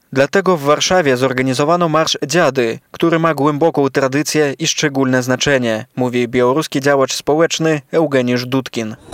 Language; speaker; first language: Polish; non-native, local second language; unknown